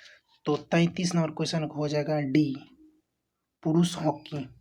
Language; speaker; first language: Hindi; native; Hindi